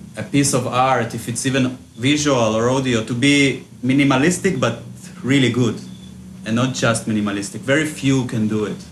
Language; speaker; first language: English; early bilingual, other home language; Russian